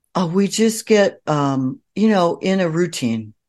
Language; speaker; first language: English; native; English